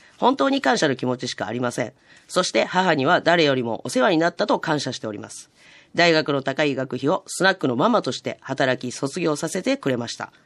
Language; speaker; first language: Japanese; native; Japanese